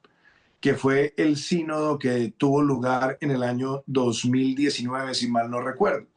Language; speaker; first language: Spanish; native; Spanish